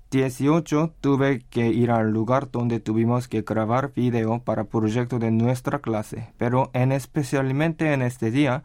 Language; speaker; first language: Spanish; non-native, learner; Korean